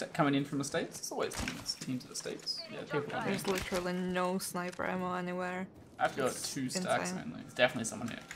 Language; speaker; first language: English; native; English